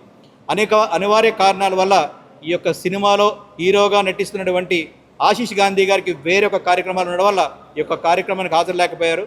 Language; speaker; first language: Telugu; native; Telugu